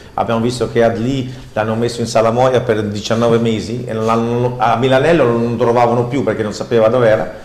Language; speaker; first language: Italian; native; Italian